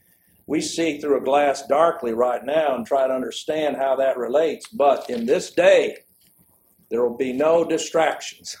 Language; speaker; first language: English; native; English